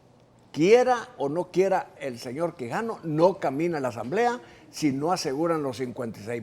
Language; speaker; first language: Spanish; native; Spanish